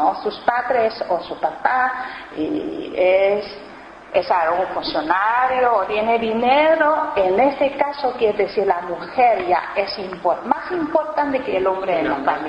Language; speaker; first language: Spanish; non-native, learner; Chinese